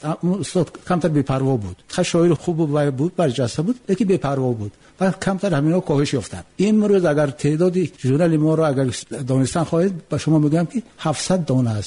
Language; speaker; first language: Tajik; native; Tajik